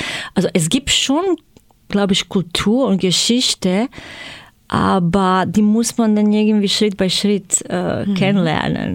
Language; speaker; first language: German; non-native, fluent; Croatian